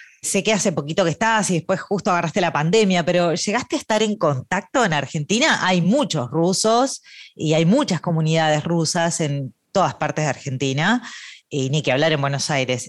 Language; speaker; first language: Spanish; native; Spanish